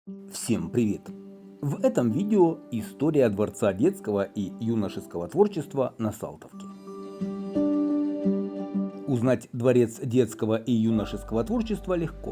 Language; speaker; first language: Russian; native; Russian